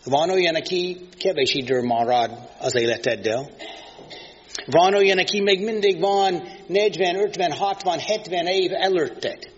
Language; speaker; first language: Hungarian; non-native, fluent; English